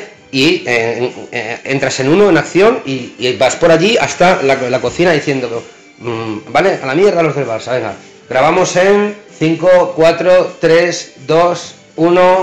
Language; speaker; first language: Spanish; native; Spanish